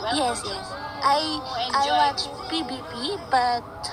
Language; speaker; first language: English; non-native, learner; Filipino